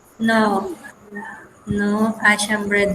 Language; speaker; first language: French; non-native, learner; Spanish